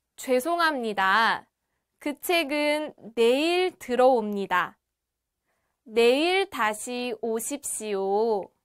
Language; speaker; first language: Korean; native; Korean